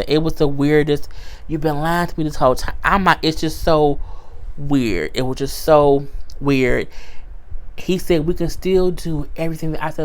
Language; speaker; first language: English; native; English